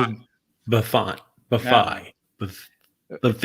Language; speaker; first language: English; native; English